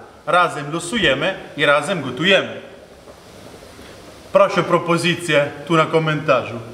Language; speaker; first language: Polish; non-native, learner; Italian